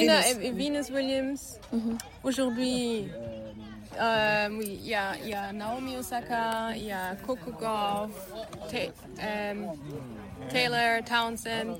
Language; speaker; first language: French; early bilingual, heritage; French